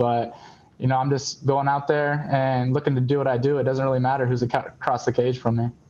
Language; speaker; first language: English; native; English